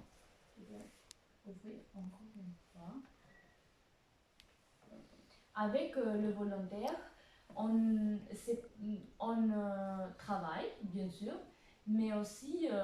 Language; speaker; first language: French; non-native, fluent; Albanian